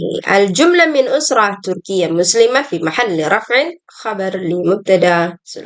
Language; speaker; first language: Arabic; non-native, fluent; Indonesian